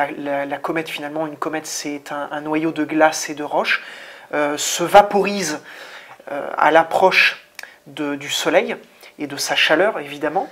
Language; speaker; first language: French; native; French